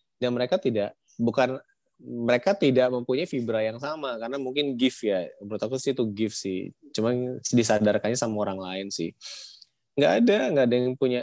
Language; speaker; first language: Indonesian; native; Indonesian